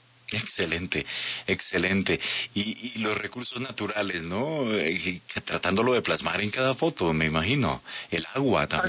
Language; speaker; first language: Spanish; native; Spanish